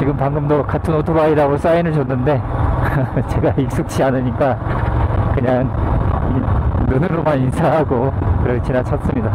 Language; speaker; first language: Korean; native; Korean